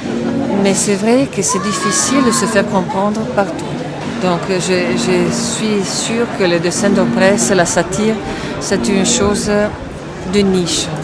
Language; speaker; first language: French; non-native, fluent; Italian